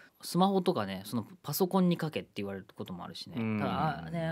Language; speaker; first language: Japanese; native; Japanese